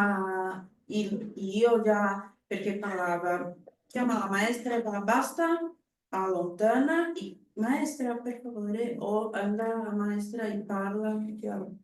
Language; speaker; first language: Italian; non-native, learner; Portuguese